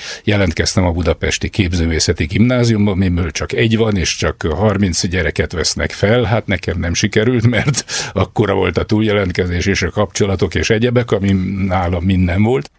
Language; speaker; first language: Hungarian; native; Hungarian